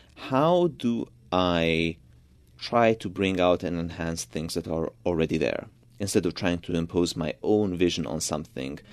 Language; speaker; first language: English; non-native, fluent; Georgian